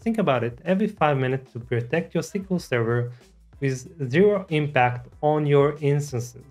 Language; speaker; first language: English; non-native, fluent; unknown